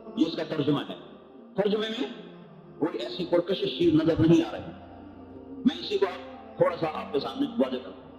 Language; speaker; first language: Urdu; non-native, local second language; Saraiki